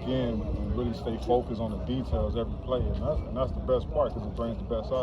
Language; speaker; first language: English; native; English